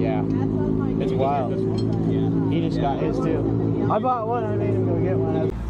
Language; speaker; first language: English; native; English